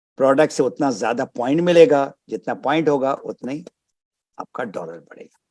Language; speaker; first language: Urdu; native; Urdu